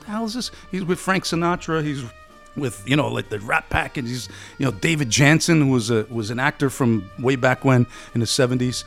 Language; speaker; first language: English; early bilingual, other home language; Italian